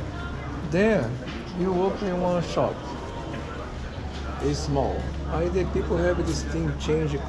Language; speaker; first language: English; non-native, learner; Portuguese